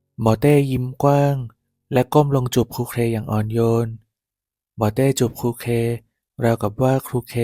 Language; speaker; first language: Thai; native; Thai